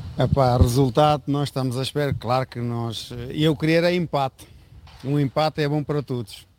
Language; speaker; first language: Portuguese; non-native, fluent; Uzbek